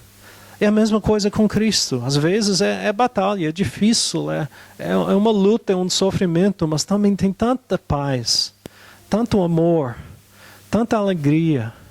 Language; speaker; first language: Portuguese; non-native, fluent; English